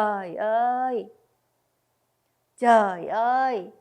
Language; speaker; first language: Vietnamese; non-native, fluent; Korean